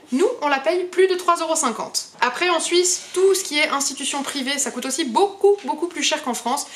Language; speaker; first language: French; early bilingual, other home language; Hebrew